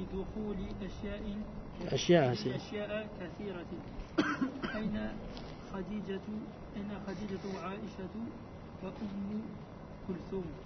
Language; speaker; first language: Arabic; non-native, learner; French